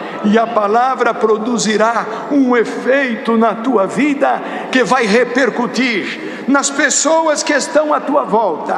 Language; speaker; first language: Portuguese; native; Portuguese